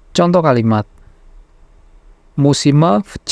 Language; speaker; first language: Polish; non-native, fluent; Indonesian